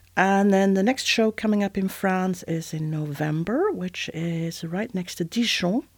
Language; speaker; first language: English; non-native, fluent; Swedish